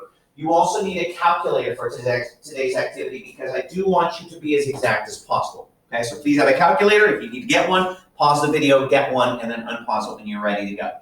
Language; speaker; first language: English; native; English